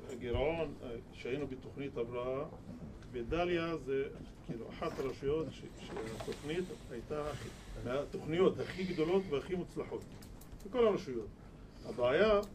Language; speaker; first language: Hebrew; non-native, local second language; Arabic